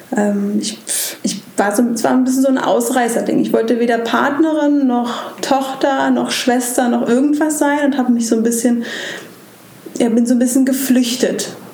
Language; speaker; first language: German; native; German